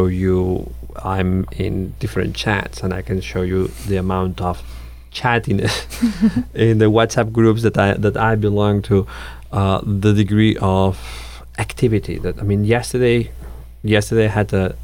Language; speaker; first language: English; non-native, fluent; Catalan